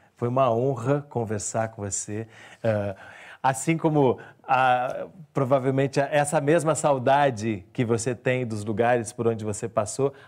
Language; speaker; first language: Portuguese; native; Portuguese